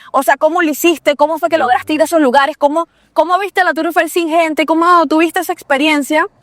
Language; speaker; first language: Spanish; native; Spanish